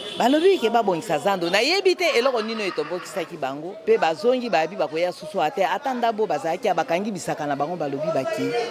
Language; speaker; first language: Lingala; native; Lingala